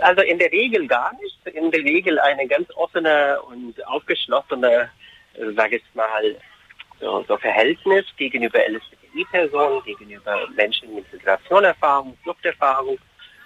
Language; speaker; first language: German; non-native, fluent; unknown